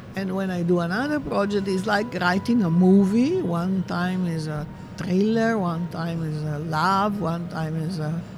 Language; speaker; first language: English; non-native, fluent; Italian